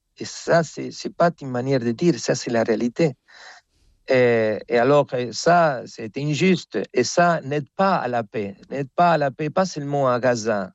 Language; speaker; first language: French; non-native, fluent; Spanish